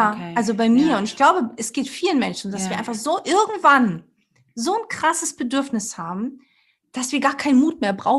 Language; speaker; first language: German; early bilingual, other home language; Portuguese